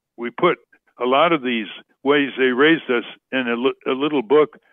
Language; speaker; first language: English; native; English